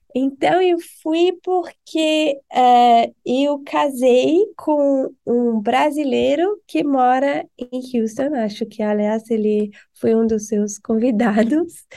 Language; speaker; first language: Portuguese; non-native, fluent; French